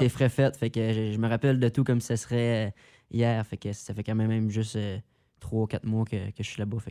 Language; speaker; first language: French; native; French